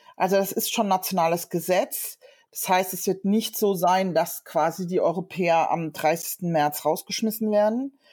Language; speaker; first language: German; native; German